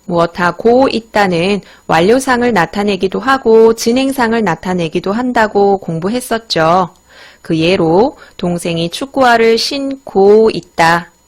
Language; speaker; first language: Korean; native; Korean